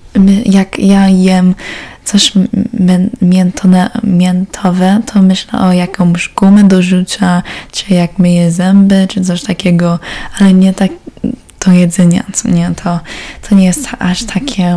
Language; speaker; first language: Polish; early bilingual, heritage; Polish